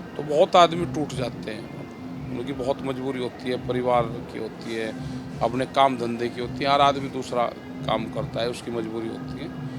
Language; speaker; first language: Hindi; native; Hindi